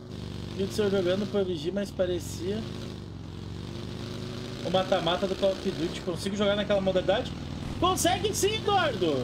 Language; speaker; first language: Portuguese; native; Portuguese